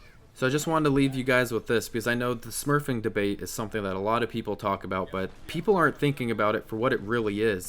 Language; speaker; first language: English; native; English